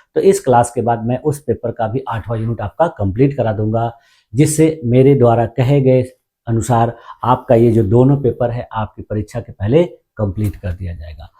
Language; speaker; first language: Hindi; native; Hindi